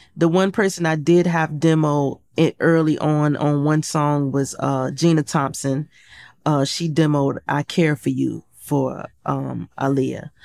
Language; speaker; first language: English; native; English